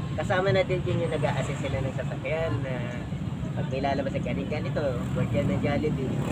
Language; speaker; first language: Filipino; non-native, local second language; Bikol